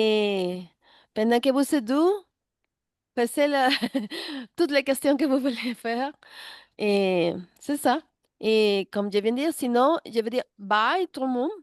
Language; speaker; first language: French; non-native, learner; Spanish